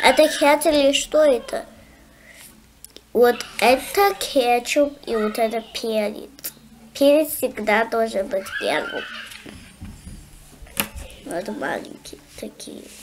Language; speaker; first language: Russian; early bilingual, heritage; Russian